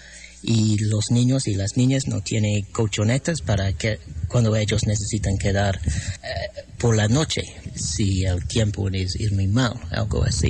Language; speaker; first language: Spanish; non-native, fluent; English